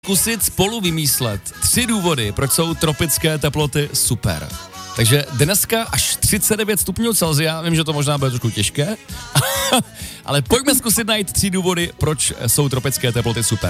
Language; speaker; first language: Czech; native; Czech